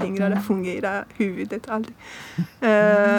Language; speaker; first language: Swedish; non-native, fluent; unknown